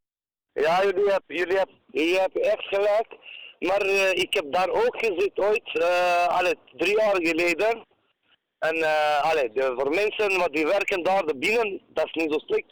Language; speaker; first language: Dutch; non-native, learner; Turkish